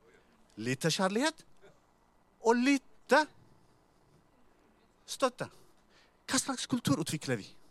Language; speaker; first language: Norwegian; non-native, fluent; Tigrinya